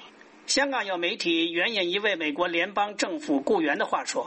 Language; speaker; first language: Chinese; native; Chinese